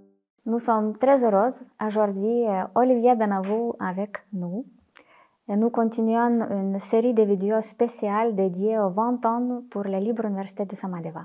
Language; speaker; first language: French; non-native, fluent; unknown